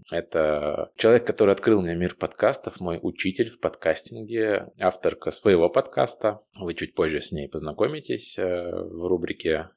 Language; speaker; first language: Russian; native; Russian